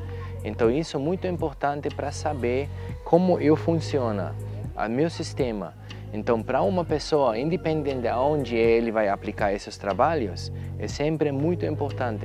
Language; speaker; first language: Portuguese; non-native, fluent; German